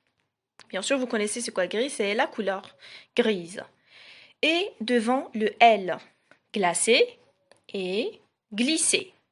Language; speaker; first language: French; non-native, local second language; Arabic